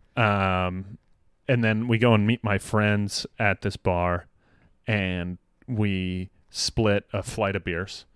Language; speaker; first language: English; native; English